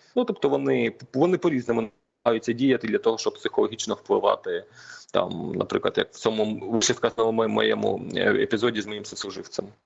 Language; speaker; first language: Ukrainian; non-native, local second language; Russian